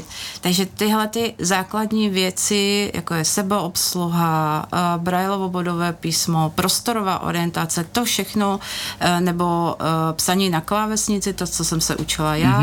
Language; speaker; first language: Czech; native; Czech